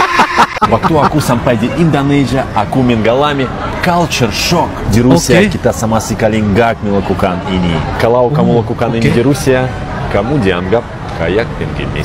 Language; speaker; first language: Indonesian; non-native, fluent; Russian